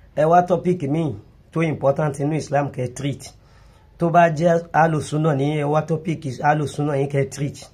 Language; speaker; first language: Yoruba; non-native, local second language; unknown